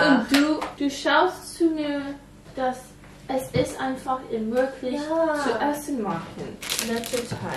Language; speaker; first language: German; non-native, learner; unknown